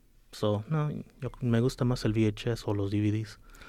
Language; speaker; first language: Spanish; early bilingual, heritage; Spanish